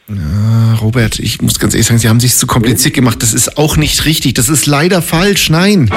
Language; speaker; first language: German; native; German